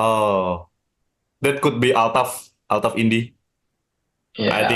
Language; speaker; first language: English; non-native, learner; Indonesian